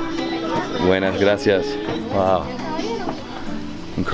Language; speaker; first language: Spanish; non-native, learner; English